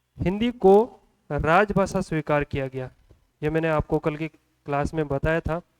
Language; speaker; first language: Hindi; native; Hindi